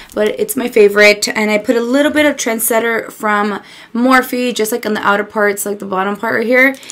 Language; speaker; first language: English; early bilingual, other home language; Spanish